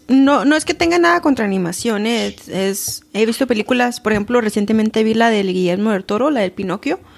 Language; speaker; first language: Spanish; early bilingual, heritage; Spanish